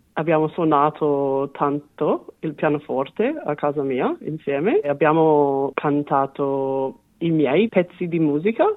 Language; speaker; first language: Italian; non-native, fluent; English